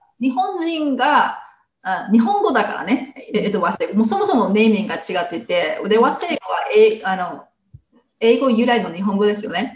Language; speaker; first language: Japanese; non-native, fluent; English